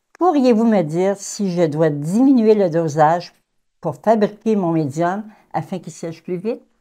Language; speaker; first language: French; native; French